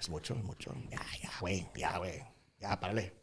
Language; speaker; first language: Spanish; early bilingual, heritage; Spanish